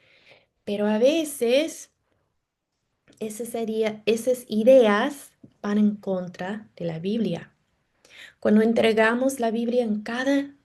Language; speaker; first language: Spanish; non-native, fluent; English